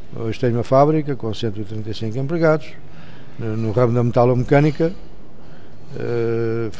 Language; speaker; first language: Portuguese; native; Portuguese